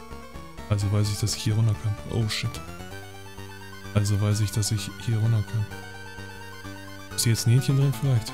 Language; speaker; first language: German; native; German